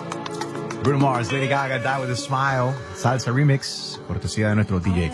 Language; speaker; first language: Spanish; native; Spanish